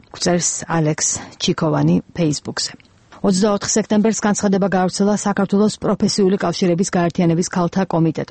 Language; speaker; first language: Georgian; native; Georgian